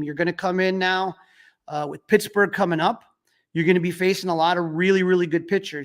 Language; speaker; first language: English; native; English